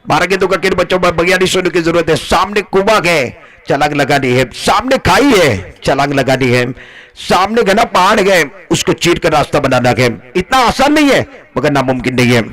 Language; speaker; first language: Hindi; non-native, local second language; Marathi